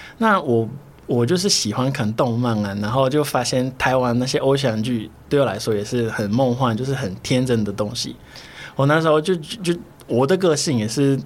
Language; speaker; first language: Chinese; non-native, fluent; Portuguese